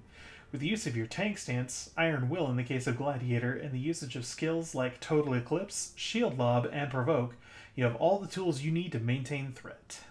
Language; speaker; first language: English; native; English